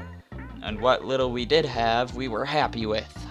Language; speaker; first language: English; native; English